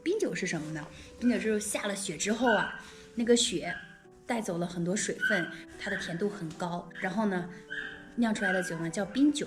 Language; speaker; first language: Chinese; native; Chinese